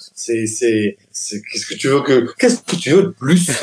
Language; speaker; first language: French; native; French